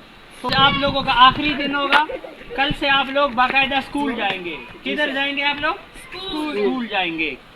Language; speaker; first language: Hindi; non-native, local second language; Pashto